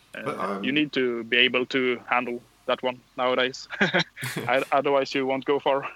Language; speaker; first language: English; non-native, fluent; Swedish